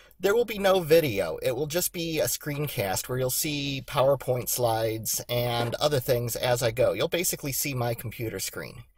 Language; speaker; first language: English; native; English